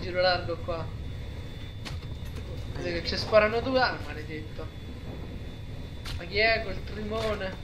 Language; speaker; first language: Italian; native; Italian